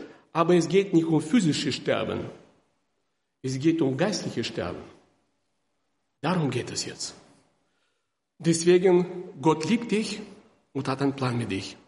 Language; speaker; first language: German; non-native, fluent; Russian